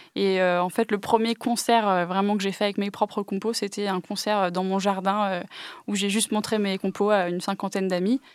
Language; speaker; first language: French; early bilingual, other home language; English